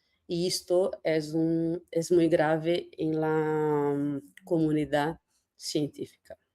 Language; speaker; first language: Spanish; non-native, fluent; Portuguese